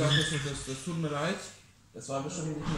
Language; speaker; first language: German; native; German